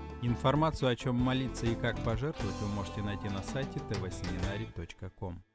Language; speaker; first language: Russian; native; Russian